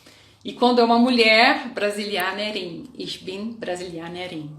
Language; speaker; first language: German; non-native, fluent; Portuguese